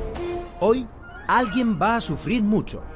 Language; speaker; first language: Spanish; native; Spanish